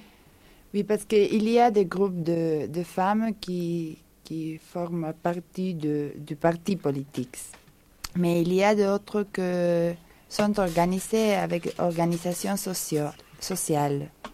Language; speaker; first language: French; non-native, fluent; Spanish